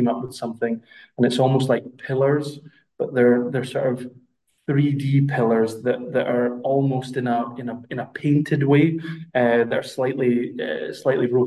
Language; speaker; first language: English; native; English